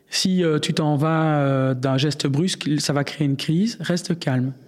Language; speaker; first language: French; native; French